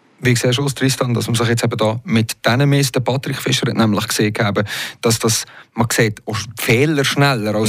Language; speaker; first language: German; native; German